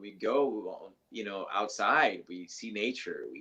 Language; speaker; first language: English; non-native, fluent; Portuguese